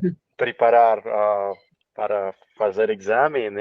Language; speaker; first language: Portuguese; non-native, learner; Russian